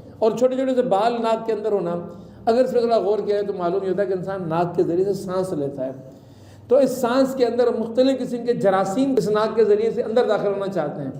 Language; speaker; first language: Urdu; non-native, local second language; Sindhi